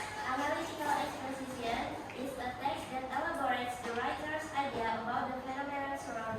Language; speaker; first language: English; non-native, learner; Indonesian